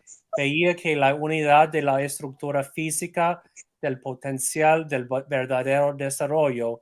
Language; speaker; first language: Spanish; non-native, fluent; English